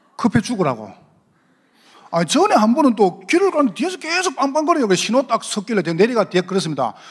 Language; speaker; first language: Korean; native; Korean